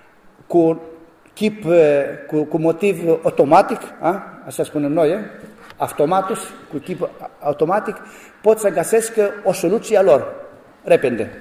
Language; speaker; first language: Romanian; non-native, learner; Greek